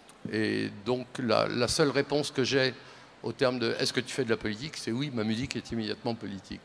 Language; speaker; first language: French; native; French